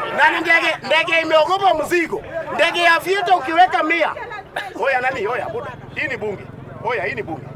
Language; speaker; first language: Swahili; native; Swahili